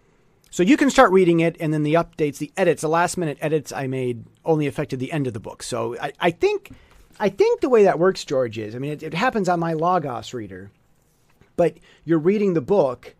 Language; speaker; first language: English; native; English